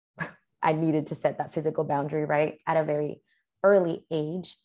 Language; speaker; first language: English; early bilingual, other home language; Spanish